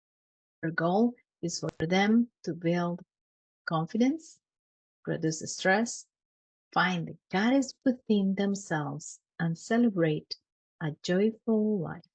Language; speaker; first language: English; non-native, fluent; Spanish